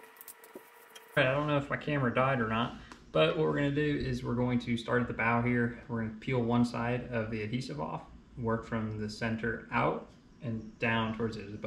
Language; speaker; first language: English; native; English